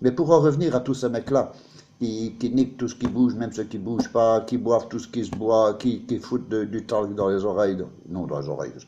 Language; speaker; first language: French; native; French